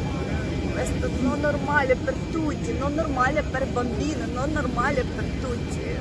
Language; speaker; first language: Italian; non-native, learner; Russian